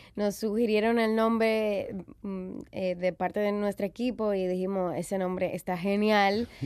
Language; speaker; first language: Spanish; native; Spanish